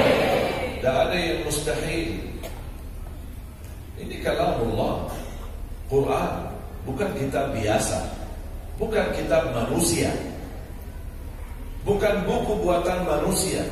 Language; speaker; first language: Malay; non-native, fluent; Arabic